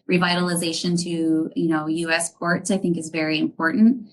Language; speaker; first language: English; native; English